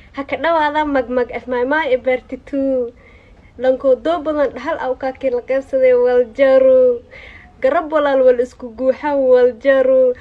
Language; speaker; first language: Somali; non-native, local second language; Maay